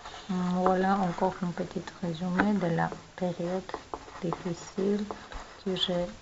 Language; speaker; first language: French; non-native, learner; Russian